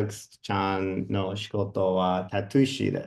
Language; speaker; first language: Japanese; non-native, learner; English